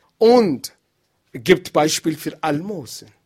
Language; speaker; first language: German; non-native, learner; Arabic